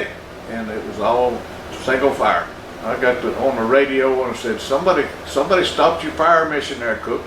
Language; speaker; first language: English; native; English